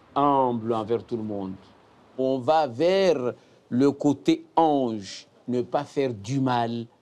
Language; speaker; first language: French; non-native, local second language; Comorian